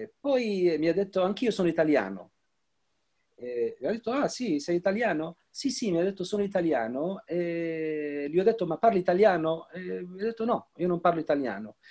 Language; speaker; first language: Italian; non-native, fluent; Arabic